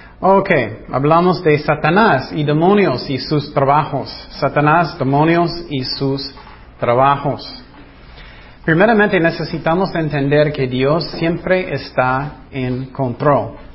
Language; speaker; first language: Spanish; non-native, fluent; English